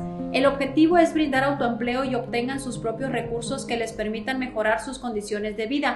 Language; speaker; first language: Spanish; native; Spanish